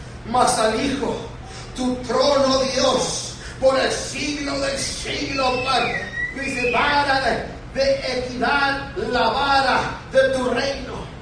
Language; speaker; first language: Spanish; native; Spanish